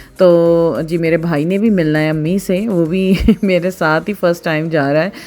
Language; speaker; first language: Urdu; non-native, local second language; Punjabi